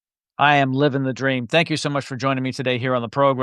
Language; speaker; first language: English; native; English